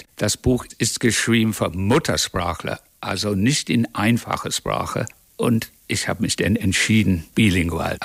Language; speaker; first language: German; non-native, fluent; English